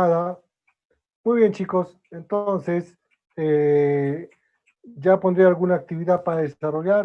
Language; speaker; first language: Spanish; native; Spanish